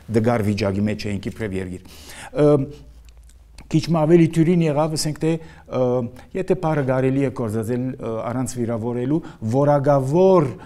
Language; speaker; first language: Armenian; early bilingual, heritage; Armenian